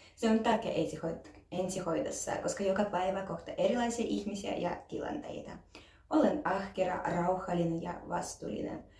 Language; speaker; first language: Finnish; non-native, learner; Ukrainian